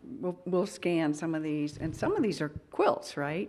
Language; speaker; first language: English; native; English